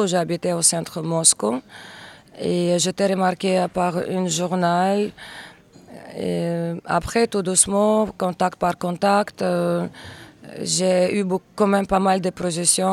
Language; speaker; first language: French; non-native, fluent; Russian